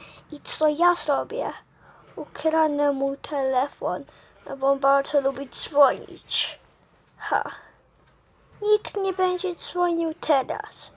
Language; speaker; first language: Polish; early bilingual, heritage; Polish